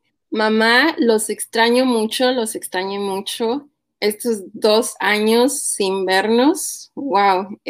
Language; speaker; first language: Spanish; native; Spanish